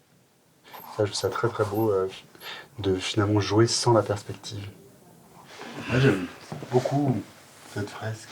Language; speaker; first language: French; native; French